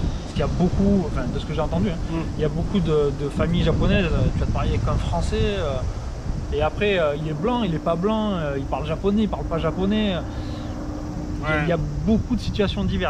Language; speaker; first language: French; native; French